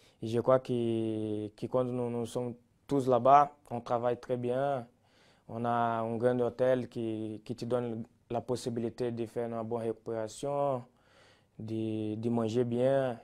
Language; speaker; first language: French; non-native, learner; Portuguese